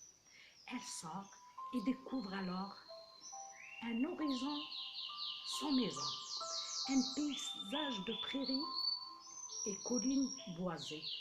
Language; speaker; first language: French; non-native, local second language; Arabic